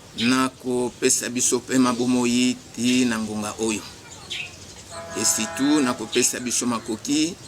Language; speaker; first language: Lingala; non-native, local second language; Kongo